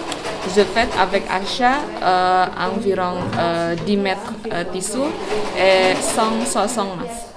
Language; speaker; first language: French; non-native, learner; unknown